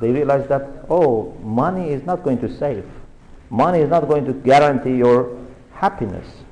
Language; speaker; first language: English; non-native, fluent; Persian